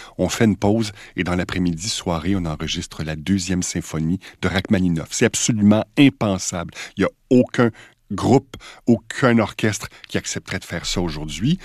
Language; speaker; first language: French; native; French